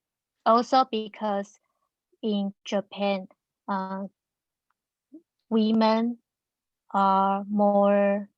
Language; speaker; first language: English; non-native, learner; Chinese